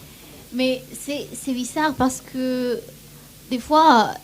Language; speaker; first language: French; non-native, fluent; Spanish